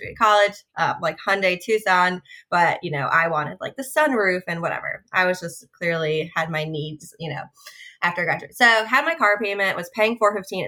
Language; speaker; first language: English; native; English